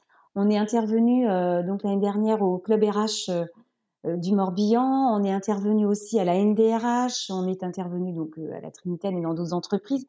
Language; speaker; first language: French; native; French